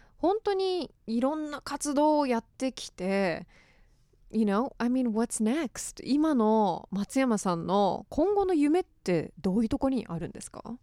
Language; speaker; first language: Japanese; native; Japanese